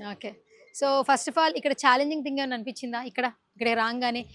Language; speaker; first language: Telugu; native; Telugu